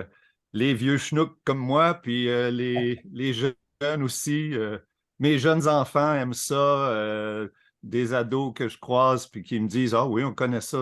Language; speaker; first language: French; native; French